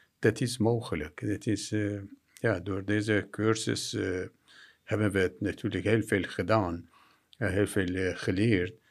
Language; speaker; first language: Dutch; non-native, fluent; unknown